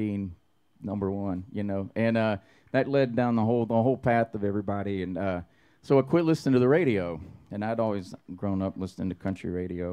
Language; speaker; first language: English; native; English